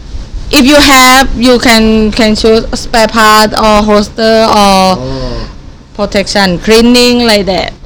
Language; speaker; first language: English; non-native, learner; Thai